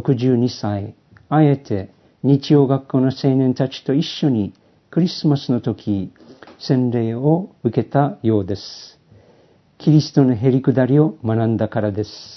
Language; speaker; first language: Japanese; early bilingual, heritage; Japanese